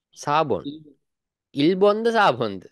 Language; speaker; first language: Korean; non-native, fluent; Sinhala